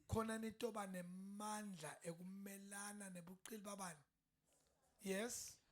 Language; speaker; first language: Zulu; non-native, local second language; Swati